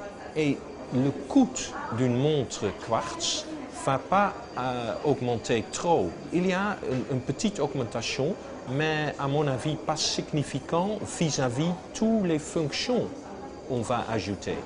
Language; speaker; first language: French; non-native, fluent; Dutch